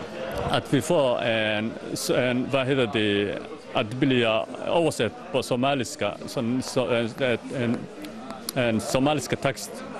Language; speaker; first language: Danish; non-native, fluent; Somali